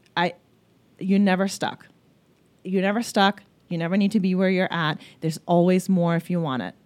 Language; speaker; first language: English; early bilingual, other home language; German